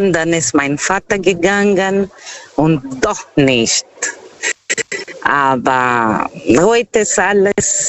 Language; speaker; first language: German; non-native, fluent; Portuguese